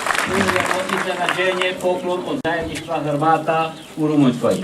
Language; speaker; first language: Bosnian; early bilingual, heritage; Bosnian